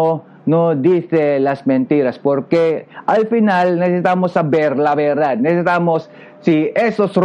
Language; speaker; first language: Spanish; non-native, learner; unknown